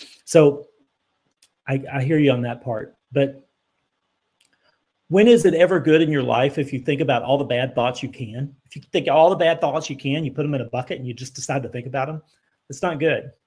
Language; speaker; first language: English; native; English